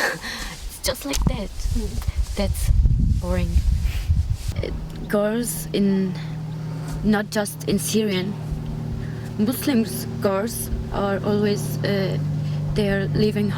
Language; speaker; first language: English; non-native, learner; Arabic